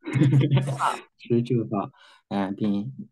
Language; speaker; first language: Chinese; non-native, learner; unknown